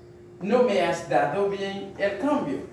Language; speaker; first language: Spanish; non-native, fluent; Haitian Creole